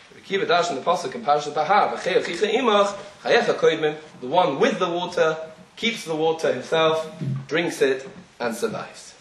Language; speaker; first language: English; native; English